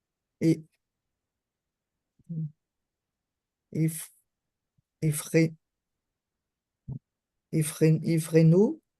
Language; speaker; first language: Hebrew; non-native, learner; French